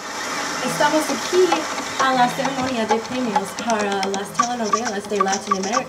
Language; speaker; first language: Spanish; non-native, learner; English